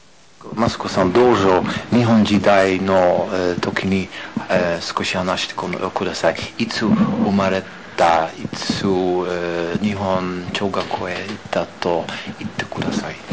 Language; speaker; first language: Japanese; non-native, learner; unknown